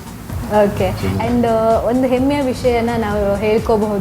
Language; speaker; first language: Kannada; native; Kannada